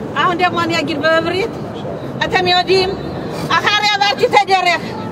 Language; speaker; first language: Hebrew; non-native, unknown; Amharic